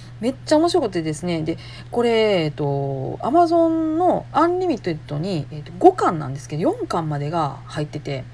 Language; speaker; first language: Japanese; native; Japanese